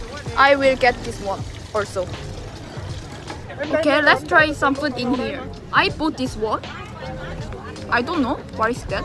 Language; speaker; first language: English; non-native, learner; Korean